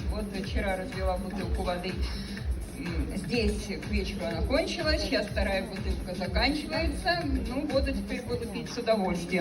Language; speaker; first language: Russian; native; Russian